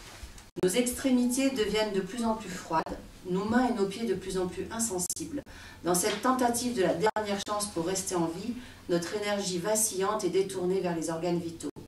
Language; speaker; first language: French; native; French